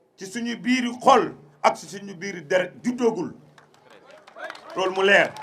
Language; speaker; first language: Wolof; non-native, local second language; Fula